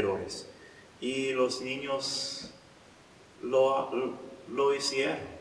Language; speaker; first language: Spanish; non-native, learner; English